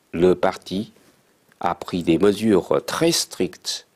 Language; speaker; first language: French; non-native, fluent; Chinese